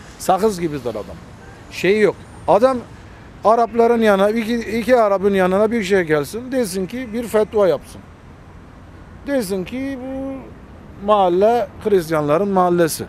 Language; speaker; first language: Turkish; non-native, fluent; Armenian